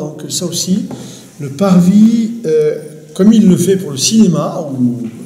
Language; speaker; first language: French; native; French